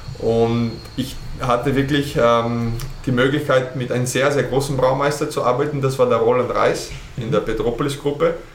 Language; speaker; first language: German; early bilingual, heritage; German